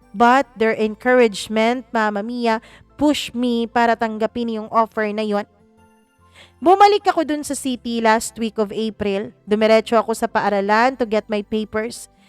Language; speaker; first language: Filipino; non-native, local second language; Cebuano